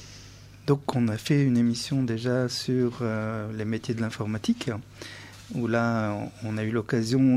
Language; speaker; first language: French; native; French